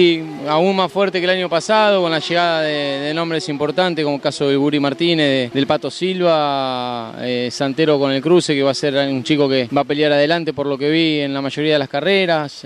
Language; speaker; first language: Spanish; native; Spanish